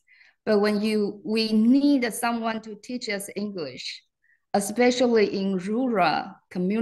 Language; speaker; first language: English; non-native, fluent; Chinese